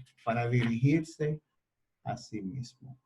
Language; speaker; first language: Spanish; native; Spanish